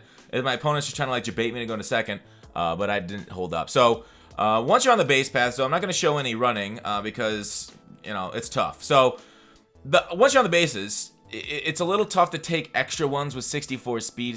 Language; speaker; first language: English; native; English